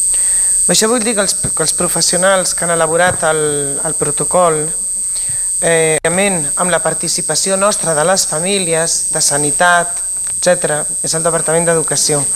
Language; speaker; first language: Catalan; native; Catalan